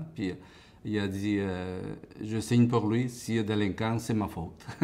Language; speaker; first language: French; non-native, fluent; Spanish